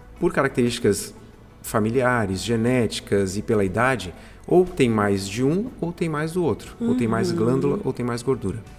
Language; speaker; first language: Portuguese; native; Portuguese